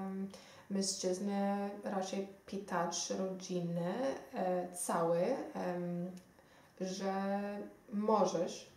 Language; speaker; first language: Polish; non-native, learner; Xhosa